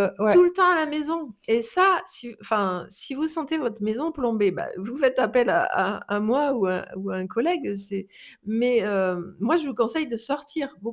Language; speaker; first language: French; native; French